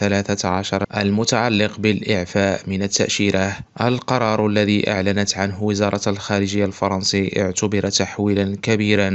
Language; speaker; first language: Arabic; native; Arabic